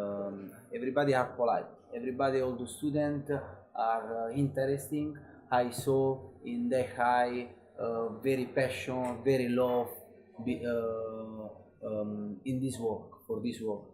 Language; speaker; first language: English; non-native, learner; Italian